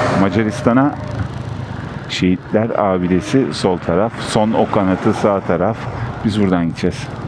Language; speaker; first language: Turkish; early bilingual, heritage; Turkish